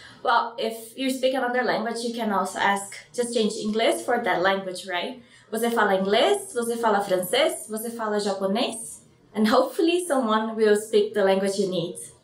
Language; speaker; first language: English; non-native, fluent; Portuguese